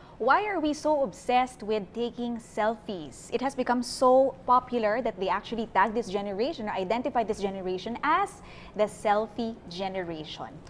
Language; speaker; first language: English; non-native, local second language; Filipino